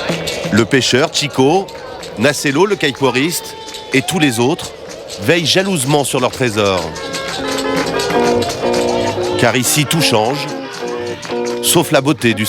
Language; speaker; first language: French; native; French